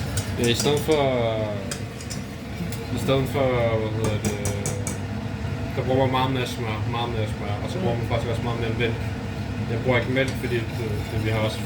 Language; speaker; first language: Danish; native; Danish